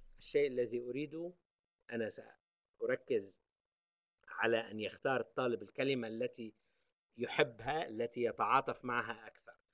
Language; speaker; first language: Arabic; native; Arabic